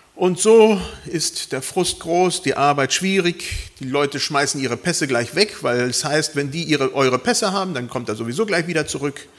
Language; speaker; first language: German; early bilingual, other home language; Spanish